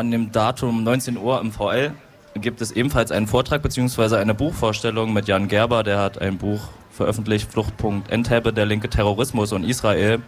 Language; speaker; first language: German; native; German